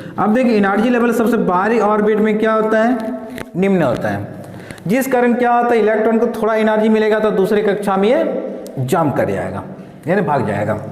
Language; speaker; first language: Hindi; native; Hindi